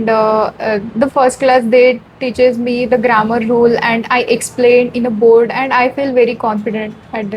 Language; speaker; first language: English; non-native, learner; Marathi